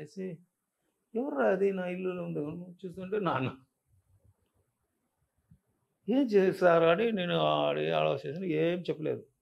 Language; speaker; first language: Telugu; non-native, learner; Tamil